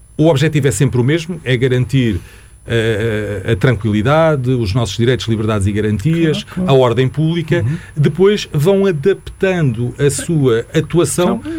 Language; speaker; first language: Portuguese; native; Portuguese